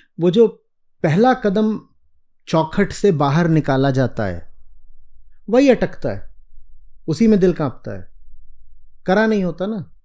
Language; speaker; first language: Hindi; native; Hindi